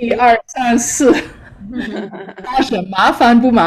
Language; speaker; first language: Chinese; non-native, fluent; English